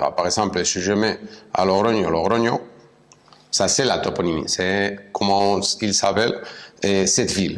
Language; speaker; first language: French; non-native, fluent; Spanish